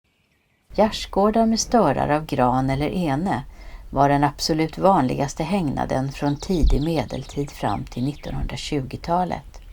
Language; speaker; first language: Swedish; native; Swedish